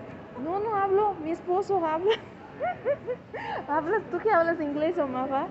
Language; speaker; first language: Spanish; non-native, learner; Portuguese